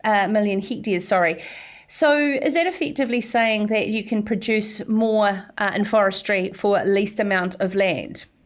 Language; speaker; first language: English; native; English